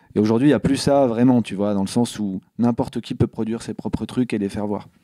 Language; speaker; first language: French; native; French